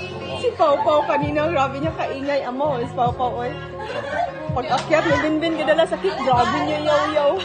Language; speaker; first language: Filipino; non-native, local second language; Cebuano